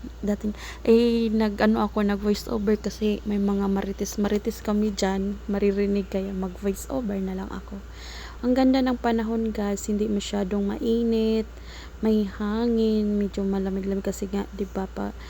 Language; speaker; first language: Filipino; non-native, local second language; Cebuano